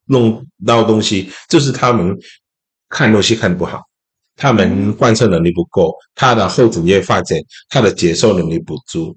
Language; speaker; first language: Chinese; non-native, local second language; Cantonese